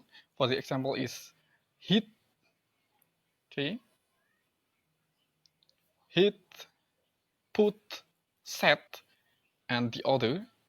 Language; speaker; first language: English; non-native, learner; Indonesian